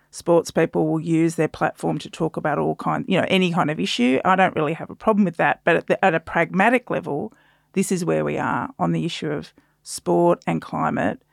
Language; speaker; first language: English; native; English